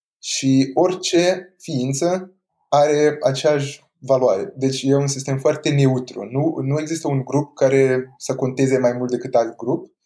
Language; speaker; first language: Romanian; non-native, fluent; Portuguese